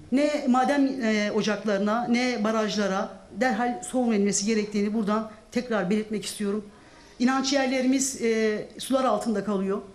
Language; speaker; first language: Turkish; non-native, local second language; Zaza